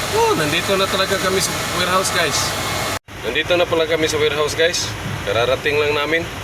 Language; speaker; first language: Filipino; non-native, local second language; Cebuano